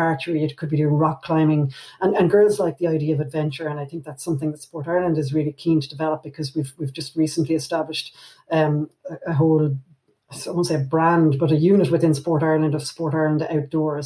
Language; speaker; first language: English; native; English